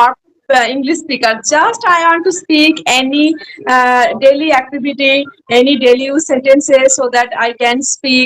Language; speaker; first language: English; non-native, learner; Bangla